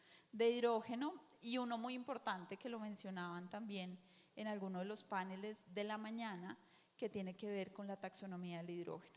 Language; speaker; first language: Spanish; native; Spanish